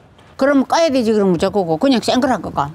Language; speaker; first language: Korean; native; Korean